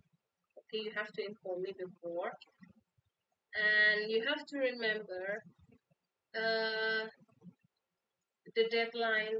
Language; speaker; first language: English; non-native, fluent; Indonesian